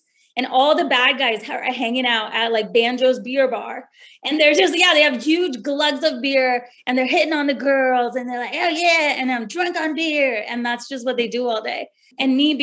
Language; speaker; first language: English; non-native, local second language; Hindi